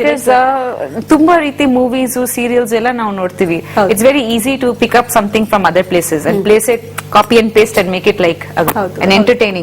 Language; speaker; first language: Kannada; non-native, fluent; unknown